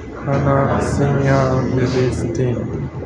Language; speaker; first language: Ukrainian; non-native, learner; Chinese